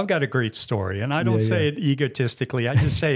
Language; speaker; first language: English; native; English